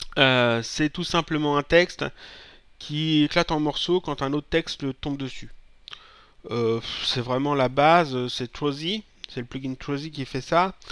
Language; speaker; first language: French; native; French